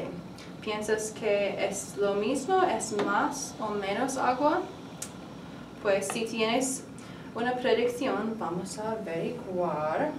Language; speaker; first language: Spanish; non-native, learner; English